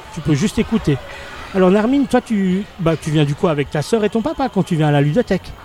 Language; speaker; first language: French; native; French